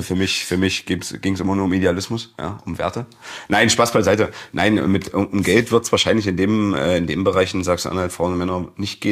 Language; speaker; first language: German; native; German